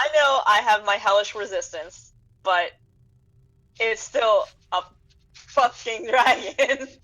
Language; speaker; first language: English; native; English